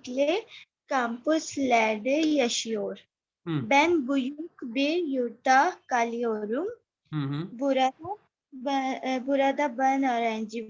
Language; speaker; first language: Turkish; non-native, learner; Urdu